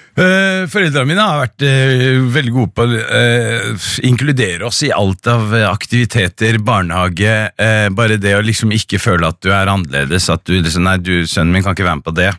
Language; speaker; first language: Norwegian; early bilingual, other home language; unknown